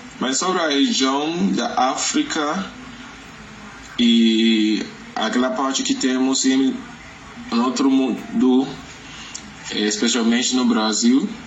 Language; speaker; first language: Portuguese; non-native, learner; Yoruba